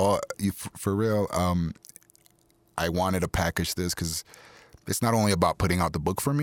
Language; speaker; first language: English; early bilingual, other home language; Spanish